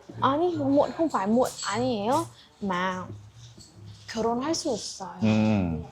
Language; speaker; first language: Korean; non-native, learner; Vietnamese